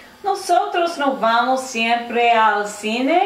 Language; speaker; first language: Spanish; non-native, learner; English